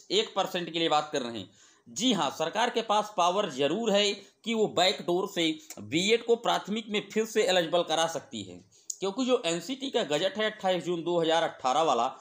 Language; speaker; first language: Hindi; native; Hindi